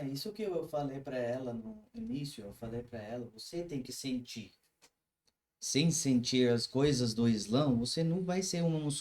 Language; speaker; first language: Portuguese; non-native, learner; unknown